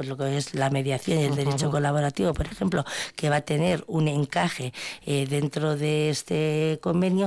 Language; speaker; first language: Spanish; native; Spanish